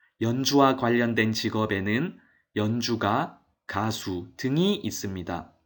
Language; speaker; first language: Korean; native; Korean